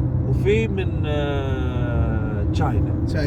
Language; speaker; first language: Arabic; non-native, learner; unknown